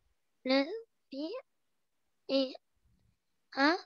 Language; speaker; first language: French; non-native, learner; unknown